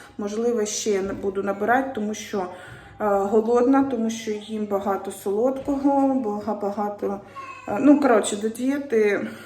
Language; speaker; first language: Ukrainian; native; Ukrainian